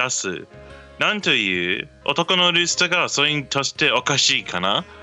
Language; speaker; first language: Japanese; non-native, learner; English